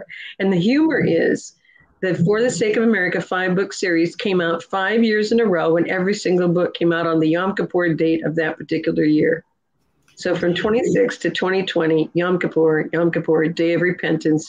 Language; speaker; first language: English; native; English